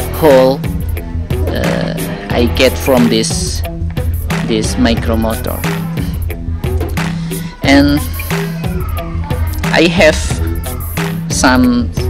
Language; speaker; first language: English; non-native, learner; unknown